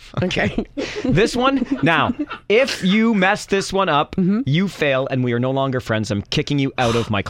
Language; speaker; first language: English; native; English